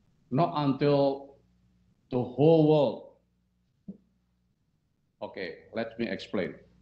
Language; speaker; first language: English; non-native, fluent; Indonesian